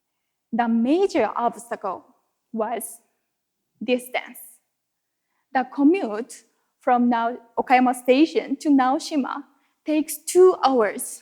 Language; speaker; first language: English; non-native, fluent; Japanese